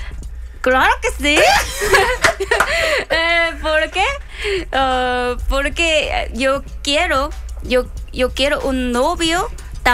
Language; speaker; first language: Spanish; non-native, learner; Korean